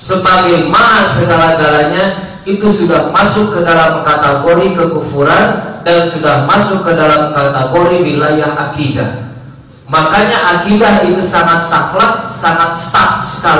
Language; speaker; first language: Indonesian; native; Indonesian